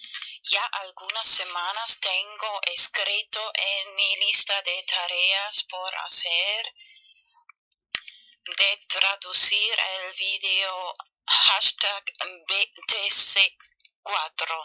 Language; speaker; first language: Spanish; non-native, fluent; German